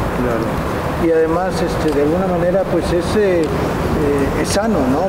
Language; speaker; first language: Spanish; native; Spanish